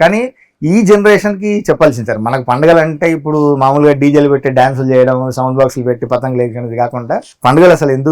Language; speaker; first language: Telugu; native; Telugu